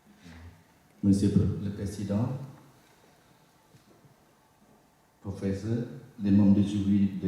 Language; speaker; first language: French; non-native, fluent; Thai